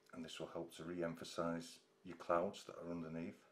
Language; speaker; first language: English; native; English